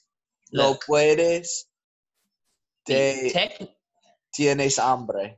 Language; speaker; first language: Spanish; non-native, learner; English